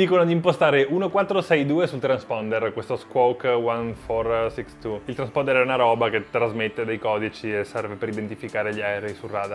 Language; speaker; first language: Italian; native; Italian